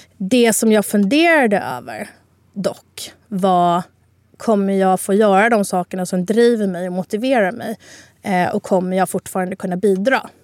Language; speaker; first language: Swedish; early bilingual, other home language; Spanish